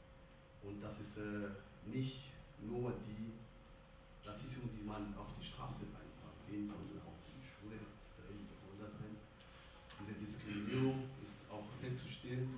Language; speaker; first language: German; non-native, fluent; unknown